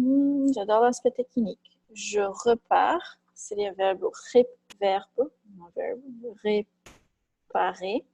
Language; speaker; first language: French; non-native, fluent; Portuguese